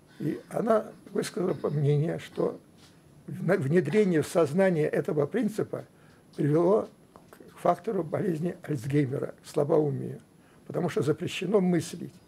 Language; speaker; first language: Russian; native; Russian